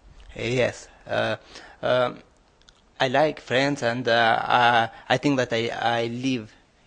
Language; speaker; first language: English; non-native, learner; Albanian